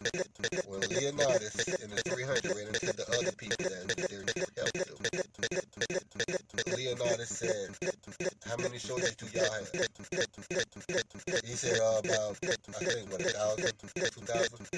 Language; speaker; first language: English; native; English